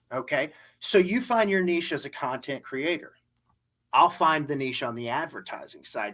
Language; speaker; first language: English; native; English